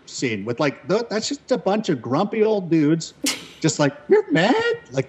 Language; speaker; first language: English; native; English